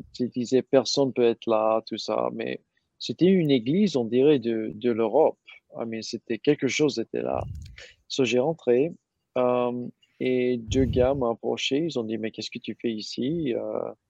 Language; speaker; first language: French; non-native, learner; English